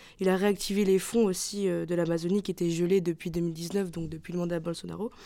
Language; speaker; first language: French; native; French